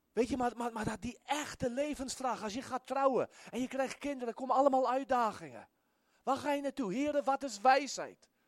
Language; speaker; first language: Dutch; non-native, fluent; Afrikaans